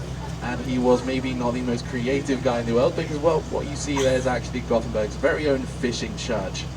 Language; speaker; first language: English; non-native, fluent; Swedish